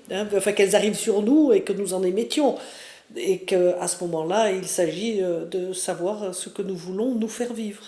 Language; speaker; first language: French; native; French